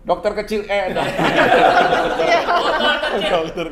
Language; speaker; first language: Indonesian; native; Indonesian